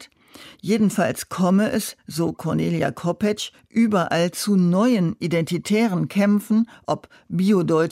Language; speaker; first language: German; native; German